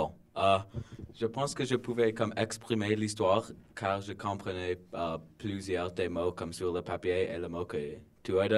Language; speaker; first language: French; non-native, learner; English